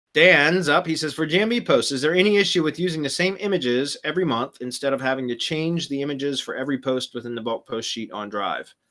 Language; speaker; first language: English; native; English